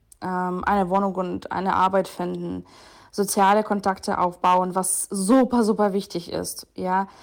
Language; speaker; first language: German; non-native, fluent; Ukrainian